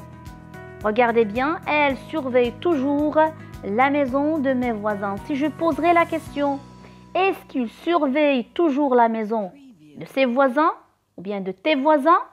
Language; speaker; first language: French; non-native, local second language; Arabic